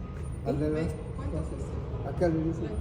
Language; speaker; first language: Spanish; native; Spanish